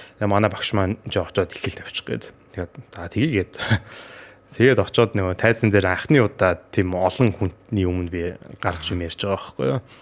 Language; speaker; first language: Mongolian; native; Mongolian